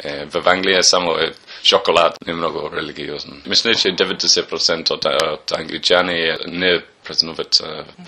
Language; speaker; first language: Bulgarian; non-native, learner; English